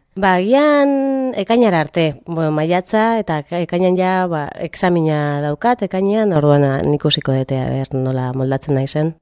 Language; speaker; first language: Basque; non-native, local second language; Spanish